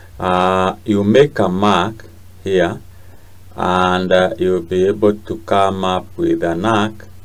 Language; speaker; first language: English; non-native, local second language; Swahili